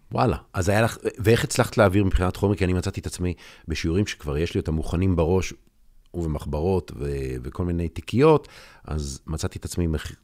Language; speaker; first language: Hebrew; native; Hebrew